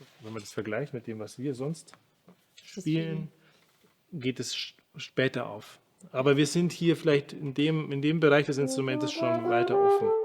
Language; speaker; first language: German; native; German